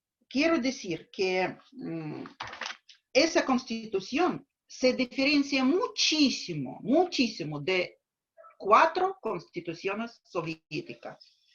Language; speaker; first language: Spanish; non-native, fluent; Russian